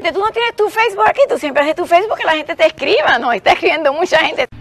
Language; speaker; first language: English; native; English